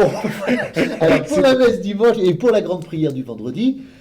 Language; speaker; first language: French; native; French